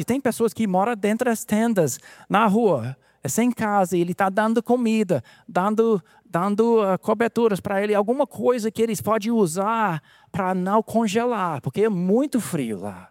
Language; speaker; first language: Portuguese; non-native, fluent; English